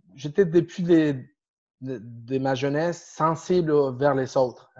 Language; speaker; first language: French; non-native, fluent; Spanish